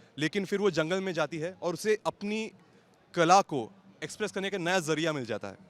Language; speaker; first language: Hindi; non-native, local second language; Marathi